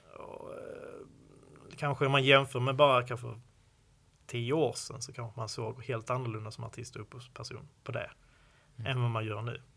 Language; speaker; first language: Swedish; native; Swedish